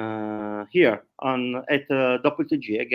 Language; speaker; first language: English; non-native, learner; Italian